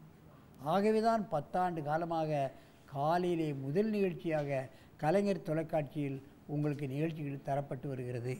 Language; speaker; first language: Tamil; native; Tamil